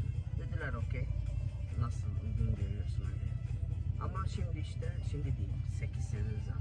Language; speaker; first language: Turkish; early bilingual, heritage; Turkish